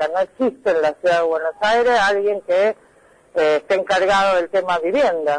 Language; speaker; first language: Spanish; native; Spanish